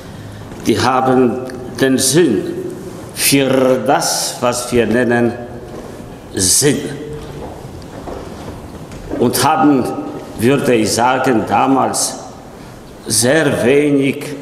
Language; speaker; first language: German; non-native, fluent; Polish